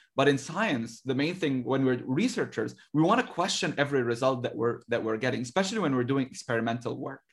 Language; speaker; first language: English; non-native, fluent; Arabic